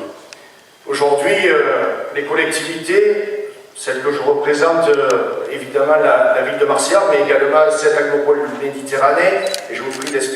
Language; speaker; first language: French; native; French